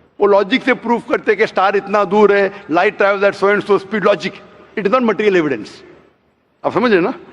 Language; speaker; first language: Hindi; non-native, local second language; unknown